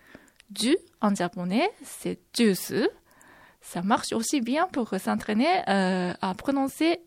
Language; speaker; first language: French; non-native, fluent; Japanese